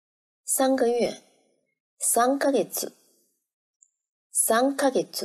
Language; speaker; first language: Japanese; non-native, fluent; Chinese